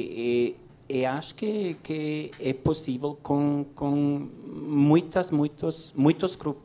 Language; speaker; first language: Portuguese; non-native, learner; English